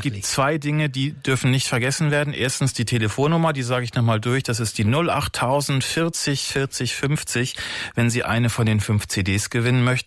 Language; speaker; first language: German; native; German